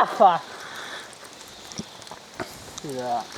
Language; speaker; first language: English; native; English